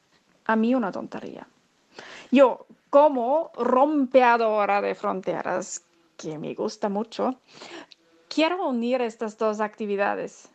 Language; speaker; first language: Spanish; non-native, fluent; German